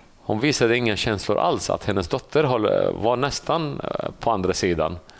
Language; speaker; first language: Swedish; early bilingual, other home language; Assyrian Neo-Aramaic